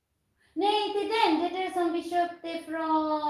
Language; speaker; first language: Swedish; non-native, fluent; Filipino